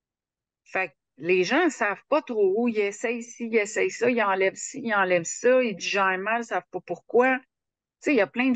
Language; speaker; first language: French; native; French